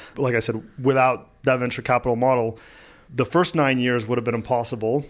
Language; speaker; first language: English; early bilingual, other home language; Russian